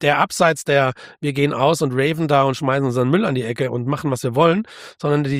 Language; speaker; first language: German; native; German